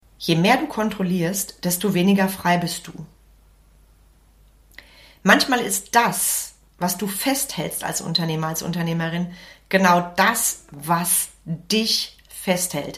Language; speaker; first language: German; native; German